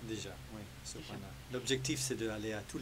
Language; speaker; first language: French; early bilingual, heritage; French